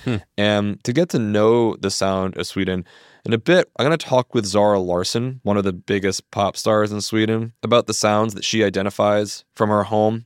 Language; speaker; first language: English; native; English